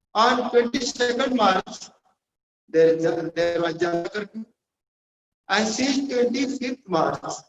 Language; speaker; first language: English; non-native, local second language; Marathi